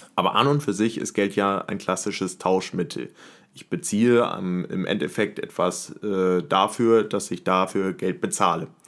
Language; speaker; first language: German; native; German